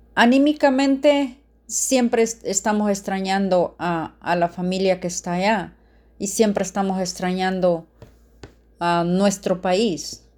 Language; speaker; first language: Spanish; native; Spanish